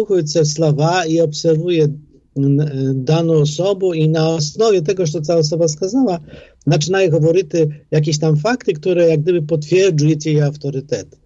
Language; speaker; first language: Polish; non-native, fluent; Ukrainian